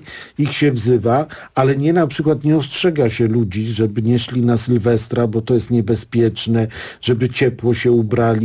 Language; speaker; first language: Polish; native; Polish